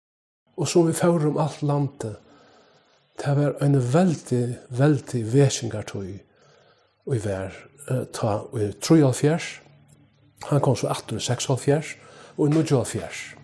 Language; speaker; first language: Danish; non-native, local second language; Faroese